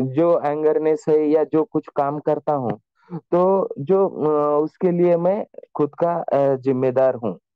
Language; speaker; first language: Hindi; non-native, local second language; Marathi